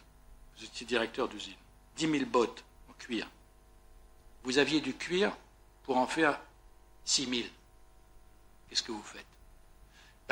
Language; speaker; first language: French; native; French